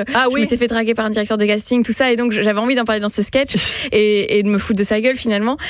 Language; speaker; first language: French; native; French